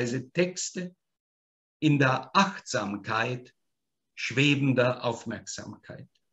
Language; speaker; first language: German; native; German